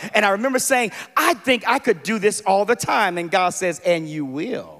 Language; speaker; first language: English; native; English